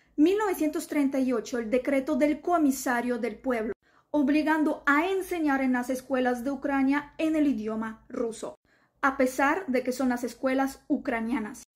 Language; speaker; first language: Spanish; non-native, fluent; Ukrainian